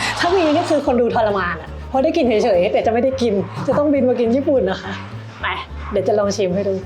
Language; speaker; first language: Thai; native; Thai